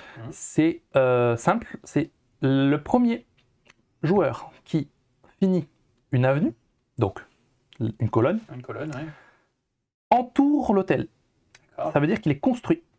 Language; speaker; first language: French; native; French